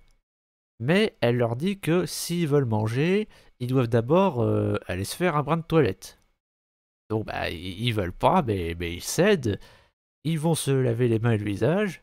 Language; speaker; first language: French; native; French